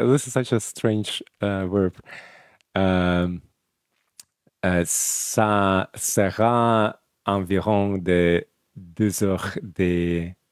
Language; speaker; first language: French; non-native, learner; Russian